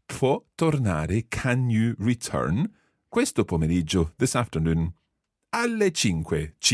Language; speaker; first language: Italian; non-native, fluent; English